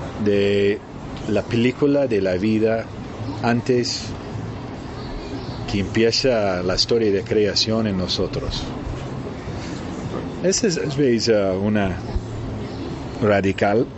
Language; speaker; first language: Spanish; non-native, fluent; Portuguese